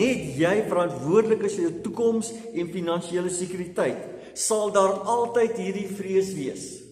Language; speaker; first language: Afrikaans; native; Afrikaans